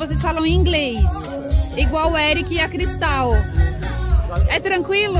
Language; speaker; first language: Portuguese; native; Portuguese